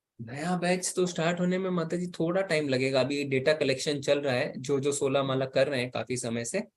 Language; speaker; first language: Hindi; native; Hindi